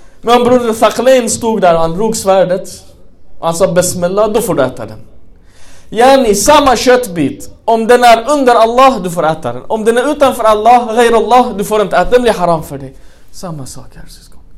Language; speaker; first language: Swedish; non-native, fluent; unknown